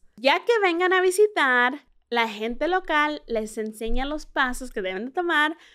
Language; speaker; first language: Spanish; early bilingual, heritage; Spanish